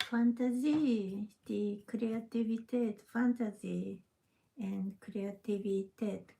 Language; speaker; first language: German; non-native, learner; Japanese